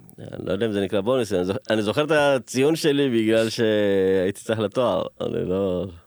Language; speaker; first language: Hebrew; early bilingual, other home language; Amharic